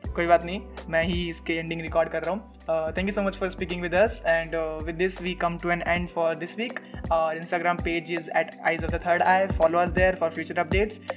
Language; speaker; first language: Hindi; native; Hindi